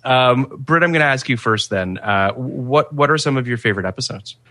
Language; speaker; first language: English; native; English